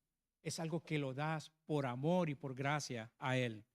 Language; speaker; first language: Spanish; native; Spanish